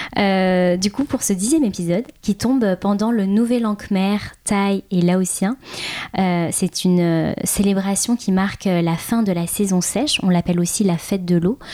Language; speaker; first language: French; early bilingual, other home language; Khmer